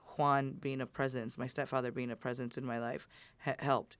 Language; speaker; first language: English; native; English